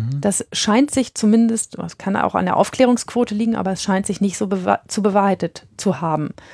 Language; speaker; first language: German; native; German